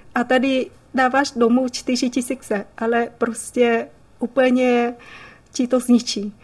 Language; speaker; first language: Czech; non-native, fluent; Vietnamese